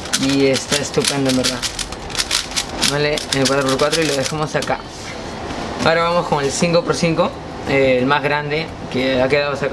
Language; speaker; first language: Spanish; native; Spanish